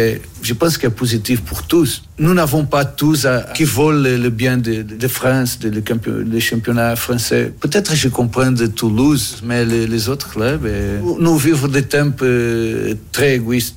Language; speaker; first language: French; non-native, fluent; Portuguese